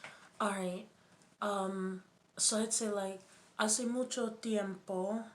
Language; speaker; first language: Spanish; non-native, learner; English